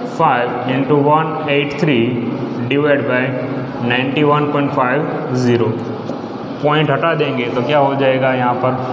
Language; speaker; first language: Hindi; non-native, local second language; Gujarati